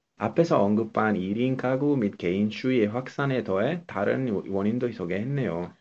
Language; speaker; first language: Korean; non-native, fluent; Italian